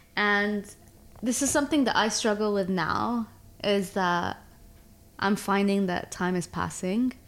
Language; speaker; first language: English; early bilingual, other home language; Arabic